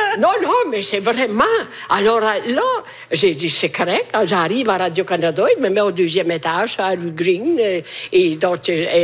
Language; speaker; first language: French; non-native, fluent; Italian